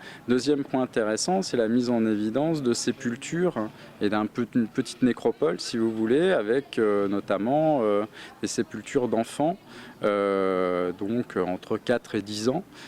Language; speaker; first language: French; native; French